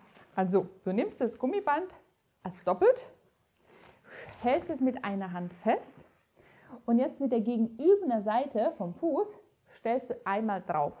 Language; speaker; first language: German; native; German